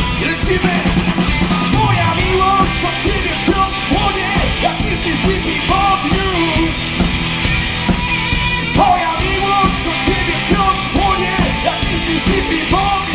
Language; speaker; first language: Polish; native; Polish